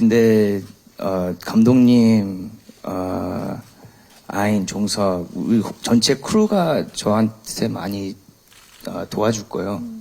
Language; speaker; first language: Korean; early bilingual, heritage; English